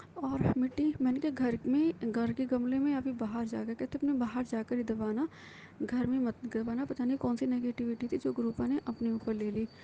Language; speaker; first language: Hindi; native; Hindi